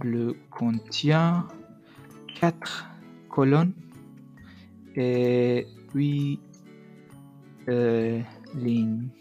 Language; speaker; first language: French; non-native, learner; Mongolian